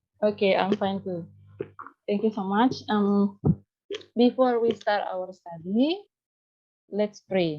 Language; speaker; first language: English; non-native, learner; Indonesian